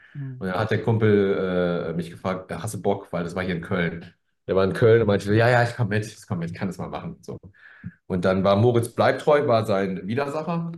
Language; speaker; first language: German; early bilingual, other home language; Korean